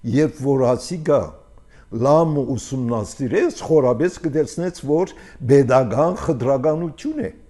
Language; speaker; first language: Armenian; early bilingual, heritage; Armenian